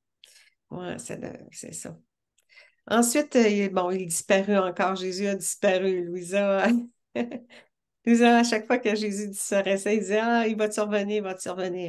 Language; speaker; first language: French; native; French